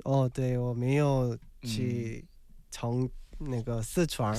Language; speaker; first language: Chinese; non-native, learner; Korean